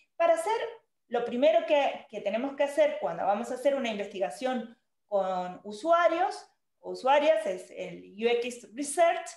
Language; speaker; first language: Spanish; native; Spanish